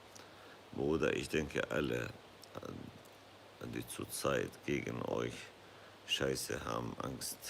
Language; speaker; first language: German; non-native, fluent; Kurdish